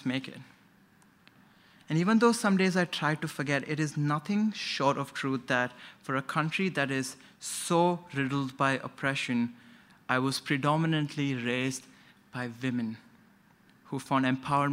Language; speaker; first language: English; non-native, local second language; Konkani